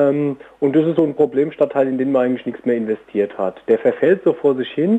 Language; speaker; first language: German; native; German